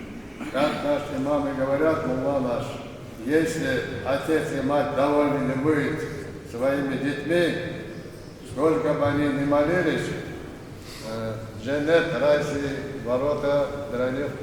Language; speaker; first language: Russian; non-native, local second language; Kumyk